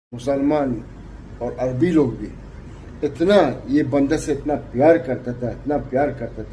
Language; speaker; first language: Hindi; non-native, learner; Arabic